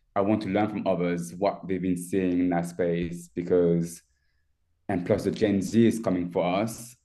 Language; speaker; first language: English; non-native, fluent; French